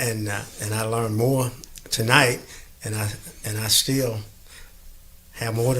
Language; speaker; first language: English; native; English